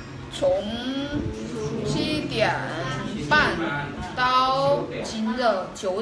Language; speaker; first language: Chinese; non-native, fluent; Vietnamese